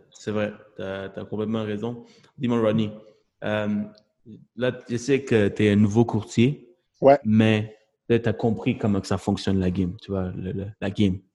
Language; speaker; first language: French; native; French